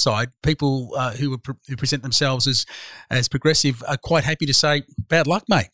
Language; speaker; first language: English; native; English